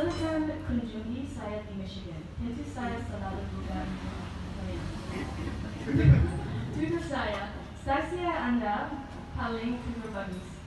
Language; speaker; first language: Indonesian; non-native, learner; English